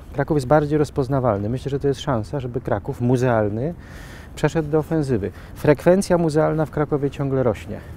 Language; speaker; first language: Polish; native; Polish